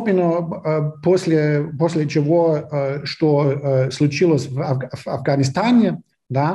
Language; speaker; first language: Russian; non-native, fluent; German